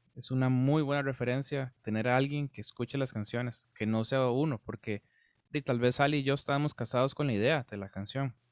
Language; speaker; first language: Spanish; native; Spanish